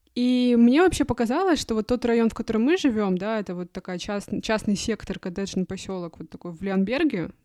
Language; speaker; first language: Russian; native; Russian